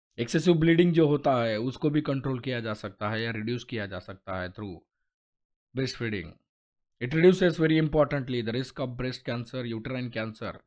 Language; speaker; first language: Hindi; non-native, local second language; Marathi